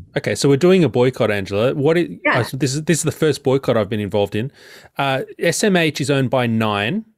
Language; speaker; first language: English; native; English